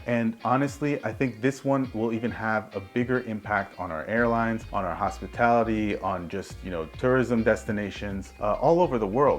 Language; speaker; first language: English; native; English